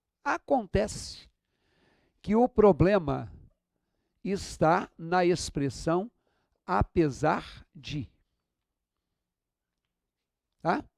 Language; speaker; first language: Portuguese; native; Portuguese